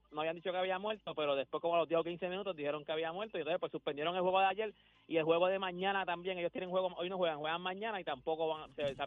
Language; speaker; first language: Spanish; native; Spanish